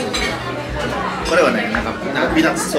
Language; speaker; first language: Japanese; non-native, fluent; Indonesian